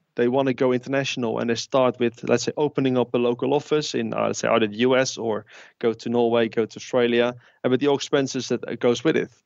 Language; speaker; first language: English; non-native, fluent; Dutch